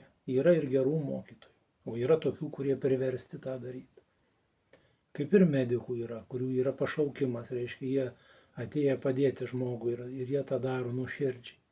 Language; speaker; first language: Lithuanian; native; Lithuanian